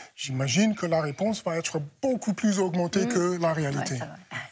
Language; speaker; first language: French; non-native, fluent; English